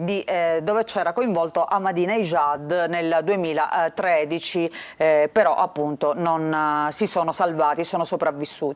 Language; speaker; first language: Italian; native; Italian